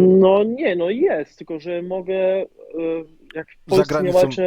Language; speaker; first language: Polish; early bilingual, heritage; German